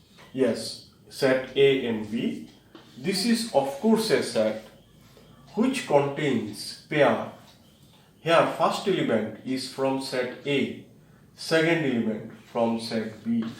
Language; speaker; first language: English; non-native, local second language; Bangla